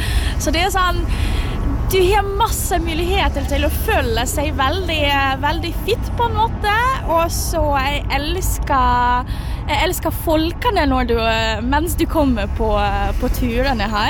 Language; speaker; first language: Norwegian; non-native, learner; Ukrainian